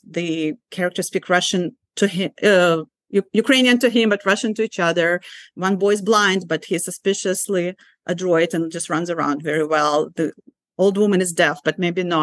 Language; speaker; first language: English; non-native, fluent; Ukrainian